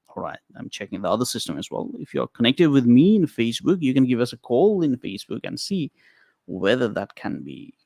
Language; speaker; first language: English; non-native, local second language; Nepali